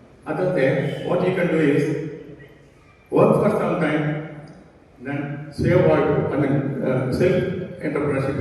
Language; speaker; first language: English; non-native, local second language; Tamil